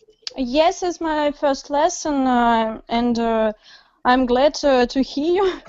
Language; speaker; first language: English; non-native, learner; Russian